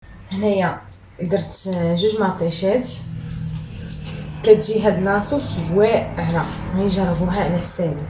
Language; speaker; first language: Arabic; native; Arabic